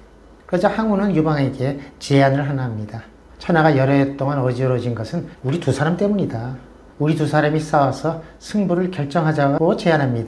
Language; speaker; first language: Korean; native; Korean